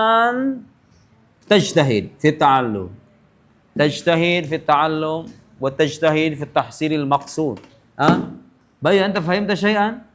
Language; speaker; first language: Arabic; non-native, fluent; Indonesian